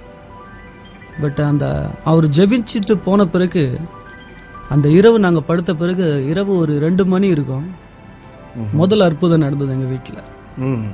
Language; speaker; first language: Tamil; non-native, local second language; Telugu